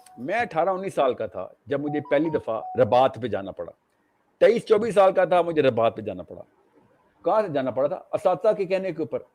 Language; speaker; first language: Urdu; native; Urdu